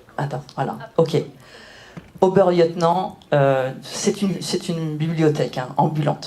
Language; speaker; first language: French; native; French